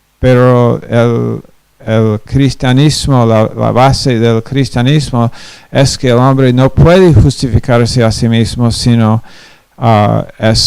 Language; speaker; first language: Spanish; non-native, fluent; English